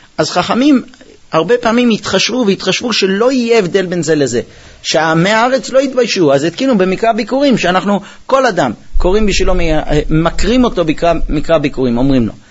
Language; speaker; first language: Hebrew; early bilingual, heritage; Hebrew